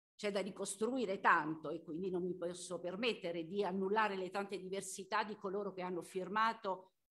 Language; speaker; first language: Italian; native; Italian